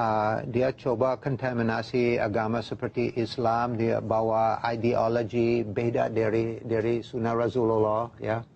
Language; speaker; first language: Indonesian; non-native, learner; English